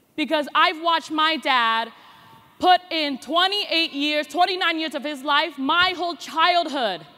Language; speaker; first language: English; native; English